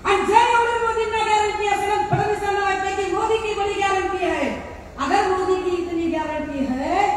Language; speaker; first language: Hindi; non-native, local second language; Marathi